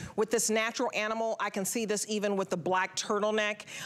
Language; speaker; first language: English; native; English